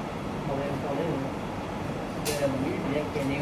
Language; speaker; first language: French; native; French